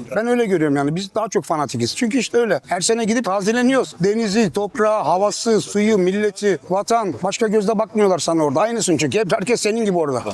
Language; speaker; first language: Turkish; early bilingual, heritage; Turkish